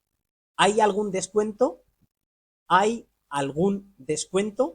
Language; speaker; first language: Spanish; non-native, fluent; Urdu